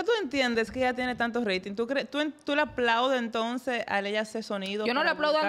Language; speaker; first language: Spanish; native; Spanish